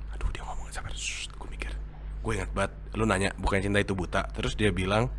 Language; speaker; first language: Indonesian; native; Indonesian